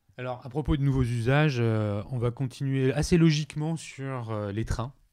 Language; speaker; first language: French; native; French